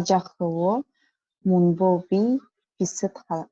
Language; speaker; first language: Korean; non-native, learner; Kazakh